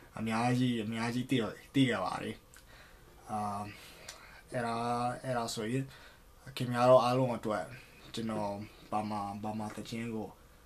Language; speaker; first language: Burmese; non-native, learner; English